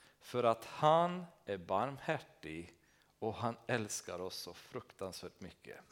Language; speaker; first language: Swedish; non-native, fluent; Romanian